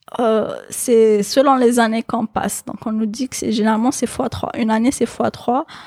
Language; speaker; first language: French; non-native, local second language; Kabyle